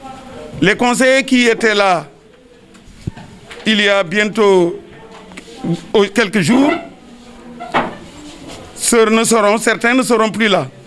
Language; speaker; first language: French; non-native, local second language; Wolof